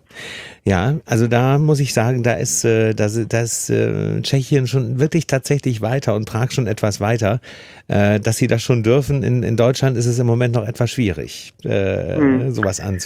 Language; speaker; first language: German; native; German